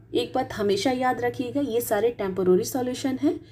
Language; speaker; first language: Hindi; native; Hindi